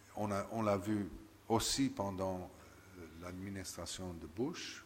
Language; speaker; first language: French; non-native, fluent; English